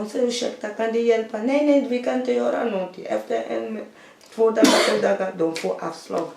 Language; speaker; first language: Swedish; non-native, learner; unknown